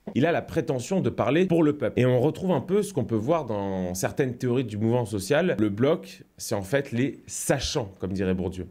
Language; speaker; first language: French; native; French